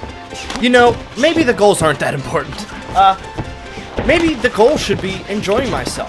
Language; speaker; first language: English; native; English